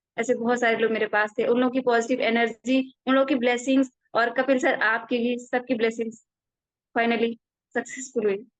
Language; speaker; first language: Hindi; native; Hindi